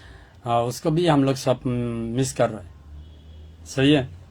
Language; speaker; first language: Hindi; non-native, learner; Bangla